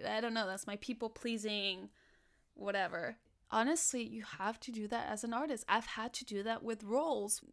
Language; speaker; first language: English; early bilingual, other home language; Spanish